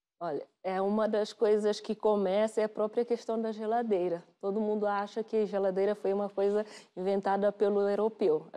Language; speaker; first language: Portuguese; non-native, local second language; Upper Guinea Crioulo